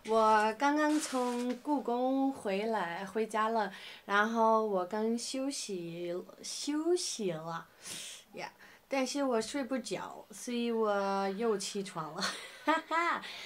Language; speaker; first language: Chinese; non-native, learner; Norwegian